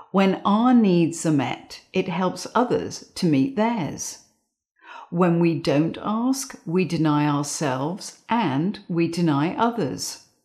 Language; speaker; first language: English; native; English